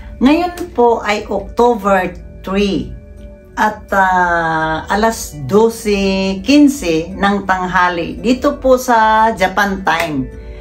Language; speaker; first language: Filipino; non-native, local second language; Cebuano